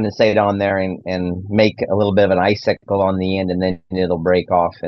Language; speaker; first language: English; native; English